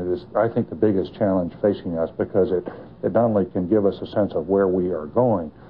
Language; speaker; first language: English; native; English